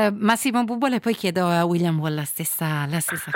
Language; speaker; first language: Italian; native; Italian